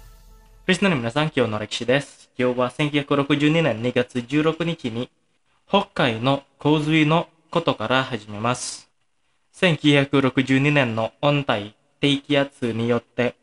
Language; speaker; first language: Japanese; non-native, fluent; Indonesian